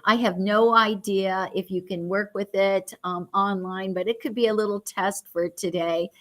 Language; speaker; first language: English; native; English